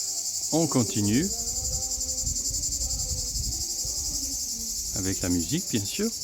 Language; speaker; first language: French; non-native, fluent; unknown